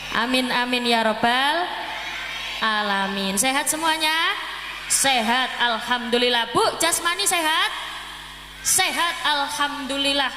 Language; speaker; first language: Indonesian; non-native, local second language; Javanese